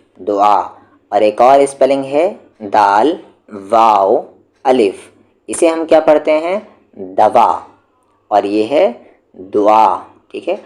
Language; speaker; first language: Urdu; native; Urdu